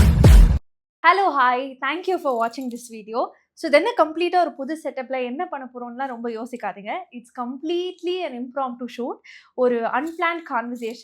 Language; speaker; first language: Tamil; native; Tamil